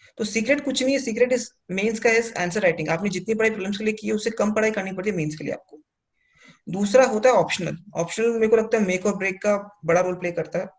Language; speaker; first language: Hindi; early bilingual, heritage; Hindi